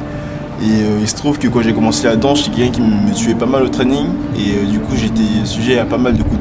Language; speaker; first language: French; native; French